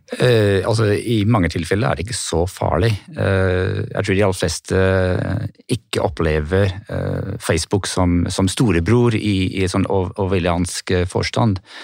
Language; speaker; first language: Norwegian; non-native, fluent; English